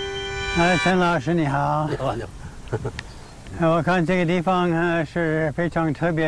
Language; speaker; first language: Chinese; non-native, fluent; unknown